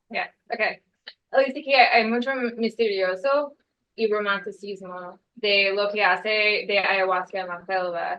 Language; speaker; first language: Spanish; non-native, learner; English